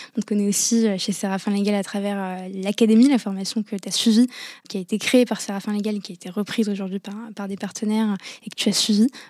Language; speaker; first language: French; non-native, local second language; Arabic